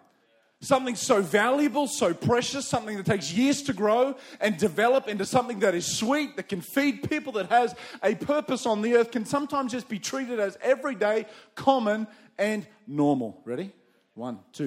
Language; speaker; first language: English; native; English